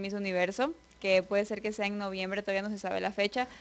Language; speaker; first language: Spanish; native; Spanish